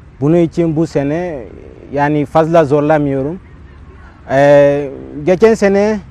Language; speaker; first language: Turkish; non-native, learner; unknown